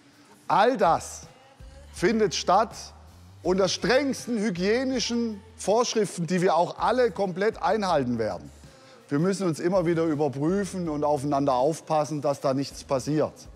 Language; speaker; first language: German; native; German